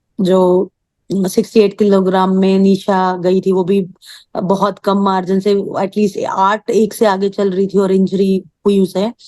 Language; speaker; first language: Hindi; native; Hindi